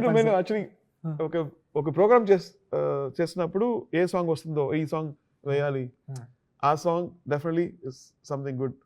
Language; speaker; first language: Telugu; non-native, learner; Tamil